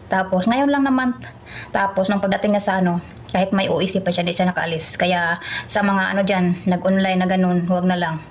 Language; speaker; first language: Filipino; non-native, local second language; Cebuano